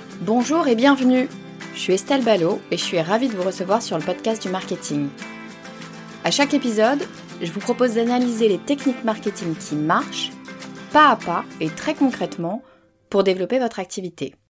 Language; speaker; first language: French; native; French